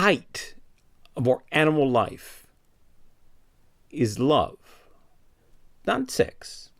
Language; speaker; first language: English; native; English